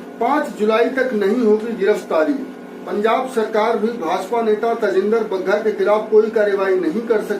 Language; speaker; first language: Hindi; native; Hindi